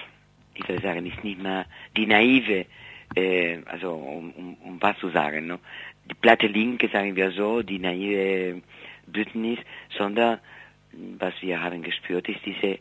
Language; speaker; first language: German; non-native, fluent; Spanish